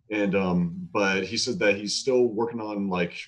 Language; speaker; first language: English; native; English